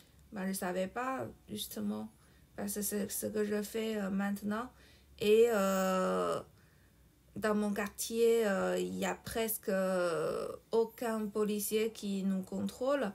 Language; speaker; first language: French; non-native, fluent; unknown